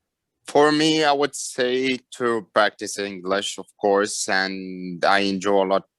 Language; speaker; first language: English; non-native, learner; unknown